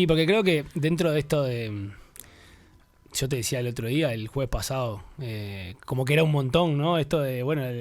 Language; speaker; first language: Spanish; native; Spanish